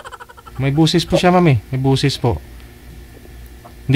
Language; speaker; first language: Filipino; native; Filipino